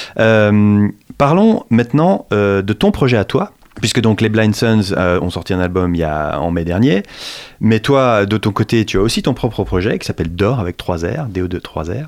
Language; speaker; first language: French; native; French